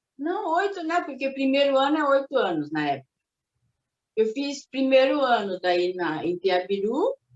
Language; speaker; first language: Portuguese; early bilingual, other home language; Japanese